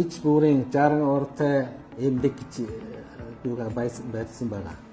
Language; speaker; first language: Mongolian; non-native, fluent; Lao